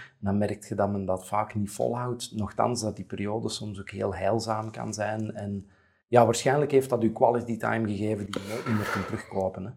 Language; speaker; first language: Dutch; native; Dutch